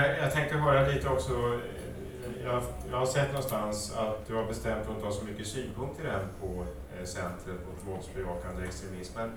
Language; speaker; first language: Swedish; native; Swedish